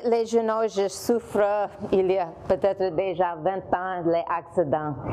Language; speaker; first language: French; non-native, learner; Chinese